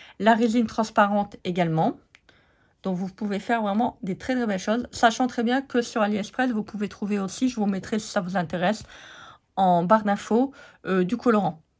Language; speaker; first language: French; native; French